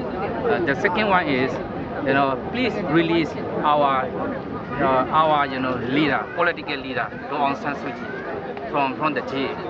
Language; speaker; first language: English; non-native, learner; Burmese